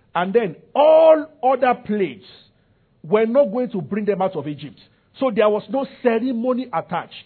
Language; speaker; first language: English; non-native, local second language; Yoruba